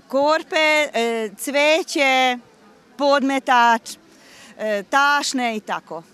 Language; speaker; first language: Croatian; non-native, local second language; Hungarian